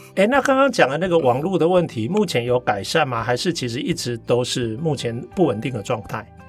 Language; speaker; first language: Chinese; native; Chinese